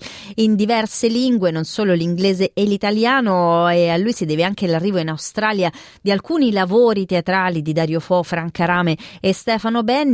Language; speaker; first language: Italian; native; Italian